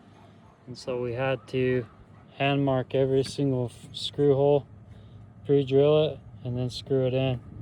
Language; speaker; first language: English; native; English